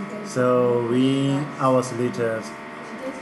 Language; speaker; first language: English; non-native, learner; Chinese